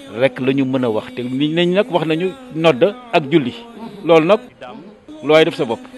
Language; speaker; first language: Wolof; native; Wolof